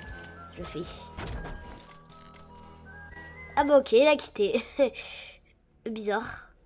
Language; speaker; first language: French; native; French